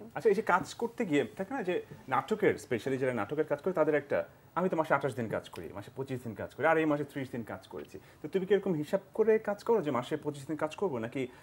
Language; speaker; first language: Bangla; native; Bangla